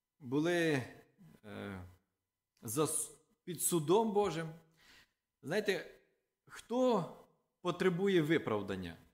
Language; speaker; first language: Ukrainian; non-native, local second language; Russian